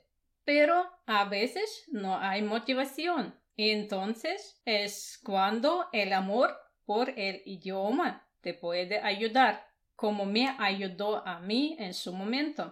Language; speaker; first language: Spanish; non-native, fluent; Russian